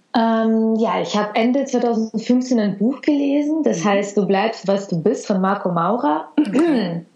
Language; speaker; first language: German; early bilingual, other home language; Russian